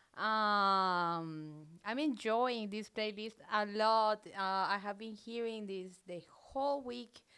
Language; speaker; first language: English; non-native, fluent; Spanish